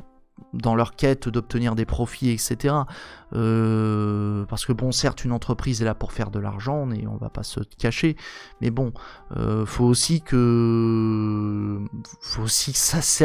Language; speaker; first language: French; native; French